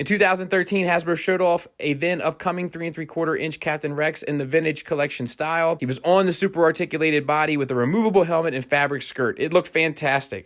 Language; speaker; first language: English; native; English